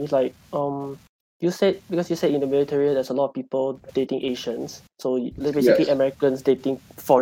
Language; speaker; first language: English; non-native, local second language; Chinese